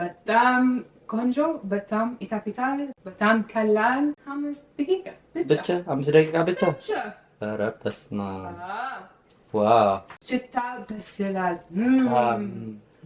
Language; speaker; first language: Amharic; non-native, learner; Arabic